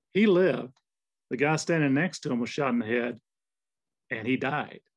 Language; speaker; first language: English; native; English